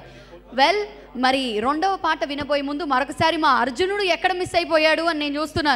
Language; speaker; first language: Telugu; native; Telugu